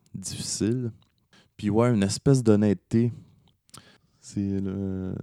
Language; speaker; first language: French; native; French